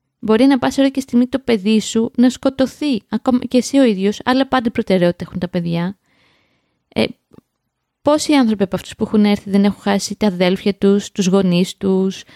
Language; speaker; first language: Greek; native; Greek